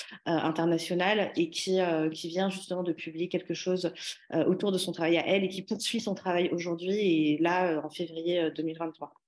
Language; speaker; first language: French; native; French